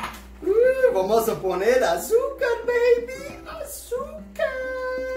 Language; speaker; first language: Spanish; early bilingual, heritage; Spanish